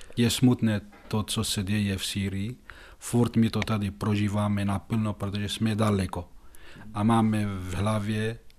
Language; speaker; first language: Czech; non-native, fluent; Arabic